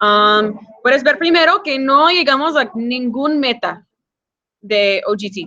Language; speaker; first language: Spanish; non-native, fluent; English